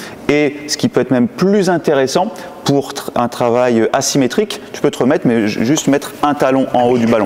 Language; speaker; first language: French; native; French